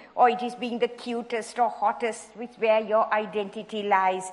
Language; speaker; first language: English; non-native, local second language; Sinhala